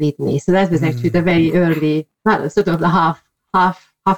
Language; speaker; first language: English; non-native, fluent; Hungarian